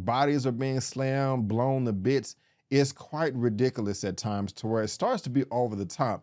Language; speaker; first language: English; native; English